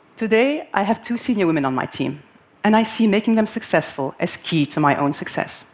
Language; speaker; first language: English; non-native, fluent; Arabic